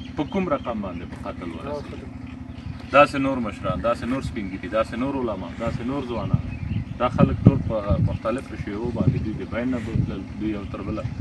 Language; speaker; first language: Pashto; native; Pashto